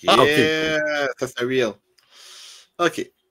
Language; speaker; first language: French; native; French